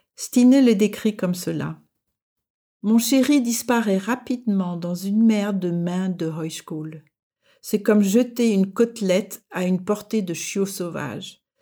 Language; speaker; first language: French; native; French